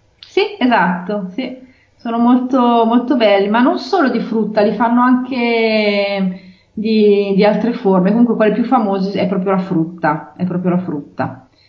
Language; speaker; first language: Italian; native; Italian